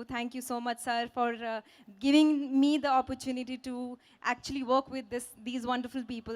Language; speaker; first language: Telugu; non-native, learner; Hindi